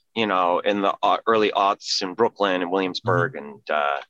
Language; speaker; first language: English; native; English